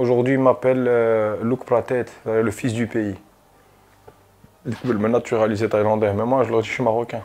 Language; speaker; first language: French; early bilingual, other home language; Arabic